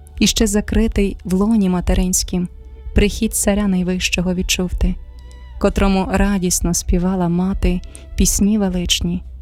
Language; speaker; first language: Ukrainian; native; Ukrainian